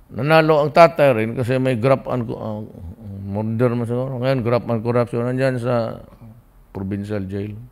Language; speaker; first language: Filipino; non-native, local second language; Cebuano